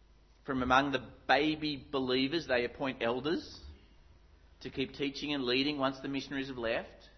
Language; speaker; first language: English; native; English